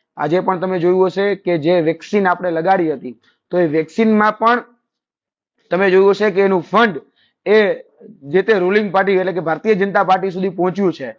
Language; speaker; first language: Gujarati; native; Gujarati